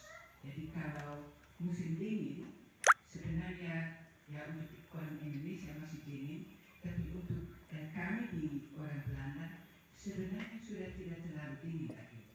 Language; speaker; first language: Indonesian; non-native, fluent; Dutch